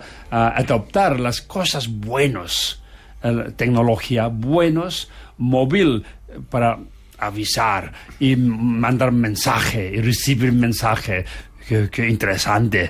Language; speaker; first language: Spanish; non-native, learner; Tibetan